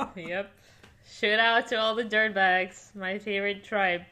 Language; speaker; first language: English; non-native, fluent; Russian